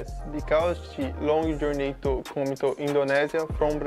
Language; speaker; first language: English; non-native, learner; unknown